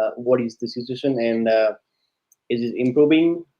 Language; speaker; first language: English; non-native, local second language; Nepali